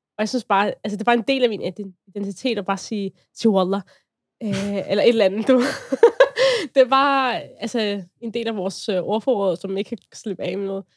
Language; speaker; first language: Danish; native; Danish